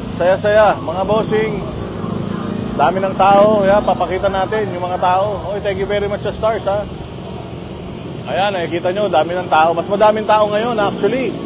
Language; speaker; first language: Filipino; native; Filipino